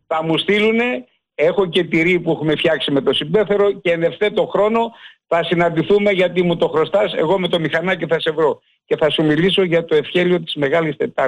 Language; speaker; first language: Greek; native; Greek